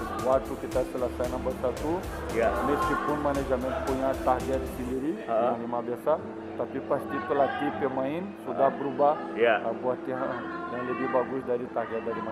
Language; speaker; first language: Indonesian; non-native, learner; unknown